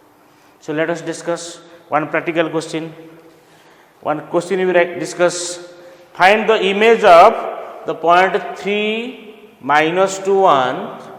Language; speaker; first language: English; non-native, local second language; Odia